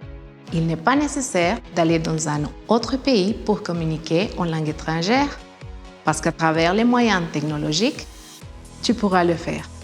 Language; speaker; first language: French; non-native, fluent; Spanish